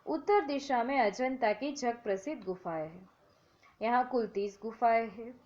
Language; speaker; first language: Hindi; non-native, local second language; Gujarati